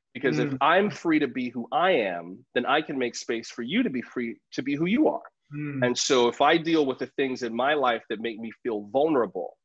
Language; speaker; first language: English; native; English